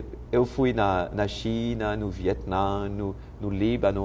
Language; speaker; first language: Portuguese; non-native, fluent; French